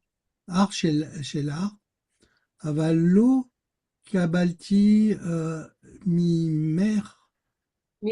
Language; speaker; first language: Hebrew; non-native, learner; French